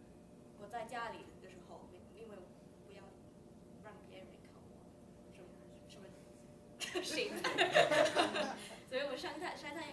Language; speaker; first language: Chinese; early bilingual, heritage; Chinese